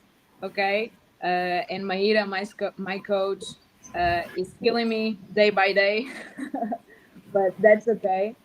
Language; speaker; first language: English; non-native, learner; Portuguese